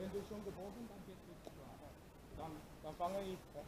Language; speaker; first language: German; non-native, fluent; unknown